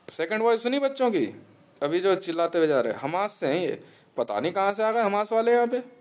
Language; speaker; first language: Hindi; native; Hindi